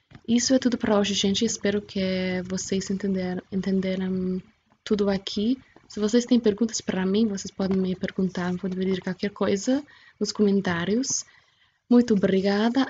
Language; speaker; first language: Portuguese; non-native, fluent; English